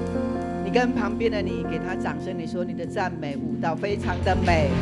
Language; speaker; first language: Chinese; native; Chinese